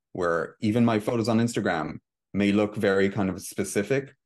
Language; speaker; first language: English; early bilingual, heritage; Hebrew